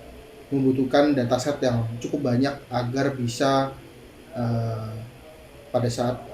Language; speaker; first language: Indonesian; native; Indonesian